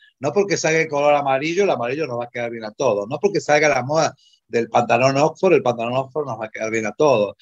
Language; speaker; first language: Spanish; non-native, fluent; Italian